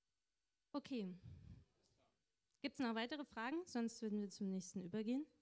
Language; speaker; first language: German; native; German